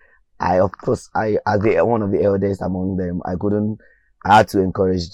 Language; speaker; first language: English; non-native, local second language; Yoruba